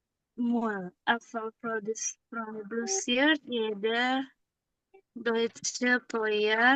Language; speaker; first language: German; non-native, learner; Indonesian